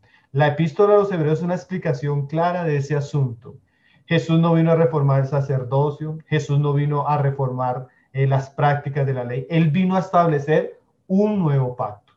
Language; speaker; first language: Spanish; native; Spanish